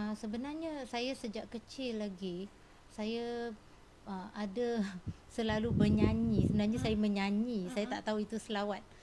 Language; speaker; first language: Malay; non-native, local second language; Cantonese